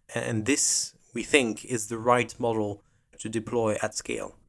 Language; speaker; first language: English; non-native, fluent; French